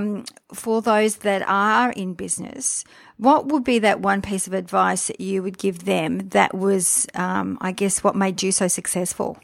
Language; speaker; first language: English; native; English